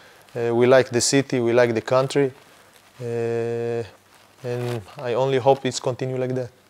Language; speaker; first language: English; non-native, fluent; Hebrew